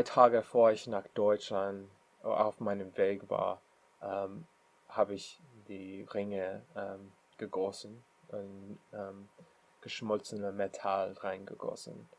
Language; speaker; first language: German; non-native, learner; English